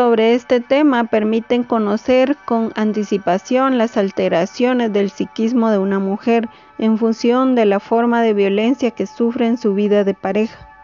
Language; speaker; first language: Spanish; native; Spanish